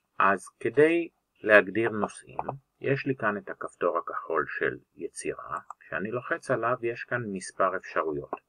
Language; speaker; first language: Hebrew; native; Hebrew